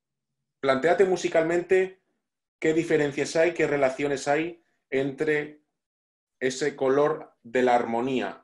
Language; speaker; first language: Spanish; native; Spanish